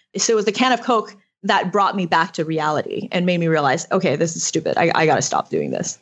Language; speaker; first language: English; early bilingual, other home language; Chinese